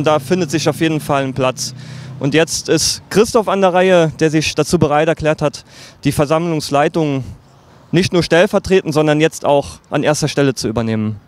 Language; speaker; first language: German; native; German